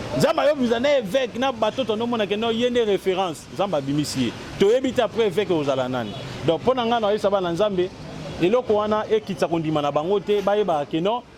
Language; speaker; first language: Lingala; native; Lingala